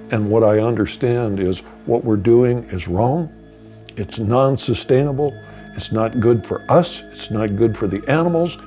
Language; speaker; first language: English; native; English